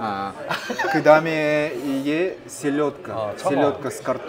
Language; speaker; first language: Korean; non-native, learner; Russian